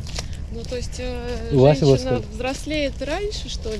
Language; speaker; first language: Russian; native; Russian